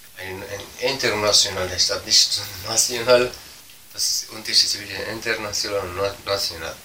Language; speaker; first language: German; non-native, learner; Persian